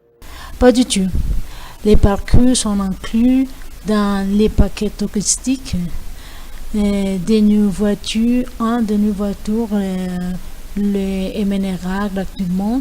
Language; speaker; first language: French; non-native, learner; Spanish